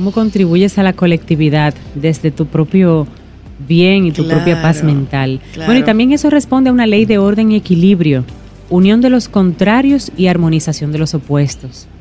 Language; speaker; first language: Spanish; native; Spanish